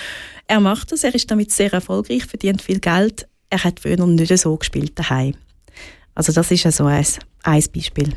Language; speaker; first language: German; native; German